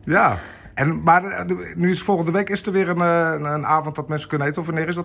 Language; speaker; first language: Dutch; native; Dutch